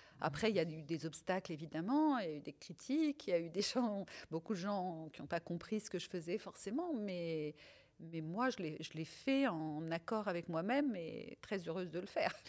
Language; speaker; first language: French; early bilingual, other home language; Italian